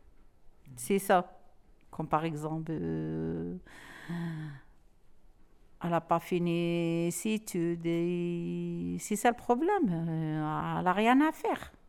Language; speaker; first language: French; non-native, learner; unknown